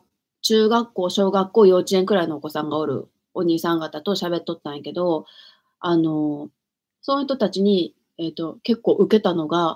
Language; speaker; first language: Japanese; native; Japanese